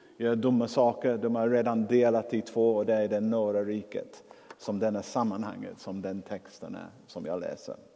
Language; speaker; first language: Swedish; non-native, fluent; English